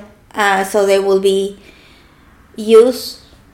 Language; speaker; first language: English; non-native, fluent; Spanish